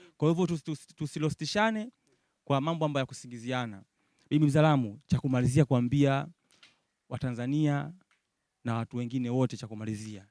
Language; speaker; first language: Swahili; native; Swahili